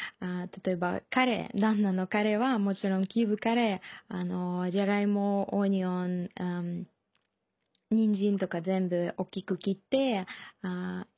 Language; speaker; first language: Japanese; non-native, learner; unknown